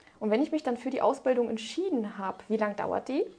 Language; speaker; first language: German; native; German